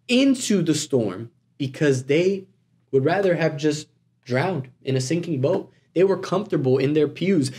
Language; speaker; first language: English; native; English